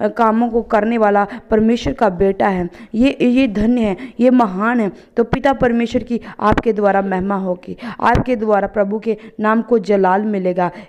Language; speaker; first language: Hindi; non-native, local second language; Punjabi